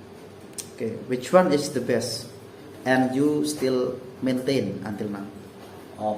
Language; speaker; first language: English; non-native, learner; Indonesian